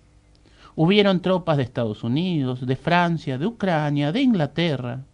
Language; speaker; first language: Spanish; native; Spanish